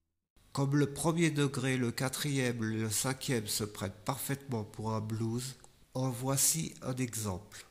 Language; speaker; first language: French; native; French